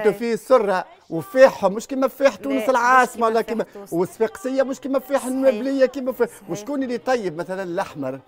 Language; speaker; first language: Arabic; native; Arabic